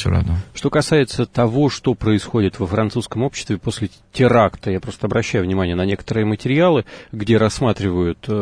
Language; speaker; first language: Russian; native; Russian